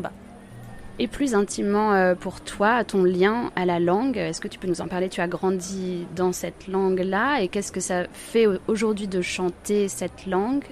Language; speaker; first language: French; native; French